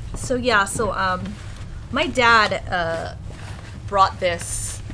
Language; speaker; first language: English; native; English